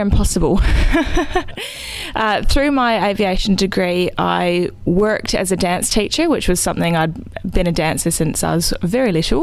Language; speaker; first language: English; native; English